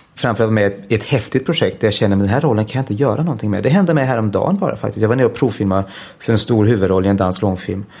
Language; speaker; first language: Swedish; early bilingual, heritage; Danish